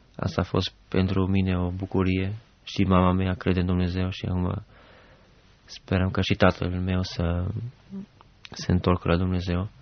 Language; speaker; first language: Romanian; non-native, fluent; Albanian